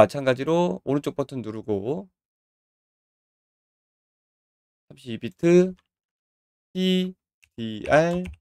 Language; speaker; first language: Korean; native; Korean